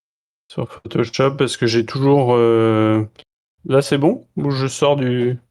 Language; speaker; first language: French; native; French